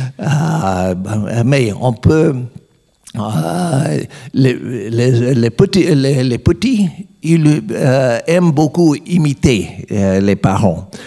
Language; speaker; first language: French; non-native, learner; English